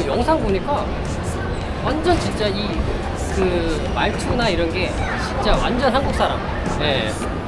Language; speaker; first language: Korean; native; Korean